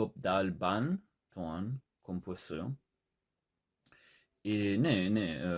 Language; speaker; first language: Korean; non-native, learner; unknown